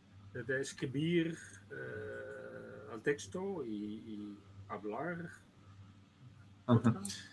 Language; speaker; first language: Spanish; non-native, learner; Dutch